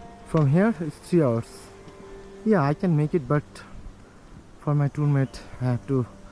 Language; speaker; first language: English; non-native, local second language; Bangla